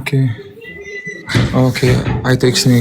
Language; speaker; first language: English; non-native, learner; Lithuanian